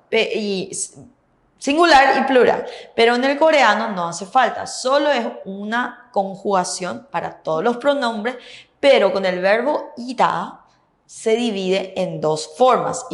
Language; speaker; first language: Spanish; native; Spanish